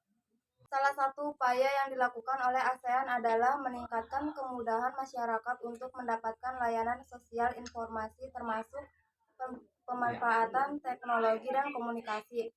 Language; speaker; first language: Indonesian; native; Indonesian